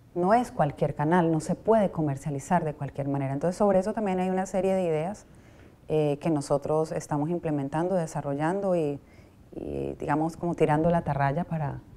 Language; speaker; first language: Spanish; native; Spanish